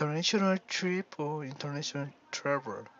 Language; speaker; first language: English; non-native, learner; Korean